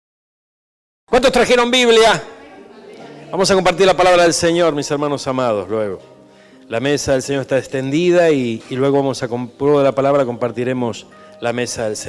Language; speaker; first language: Spanish; native; Spanish